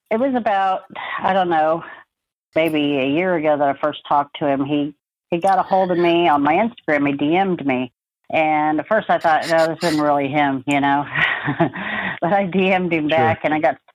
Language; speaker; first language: English; native; English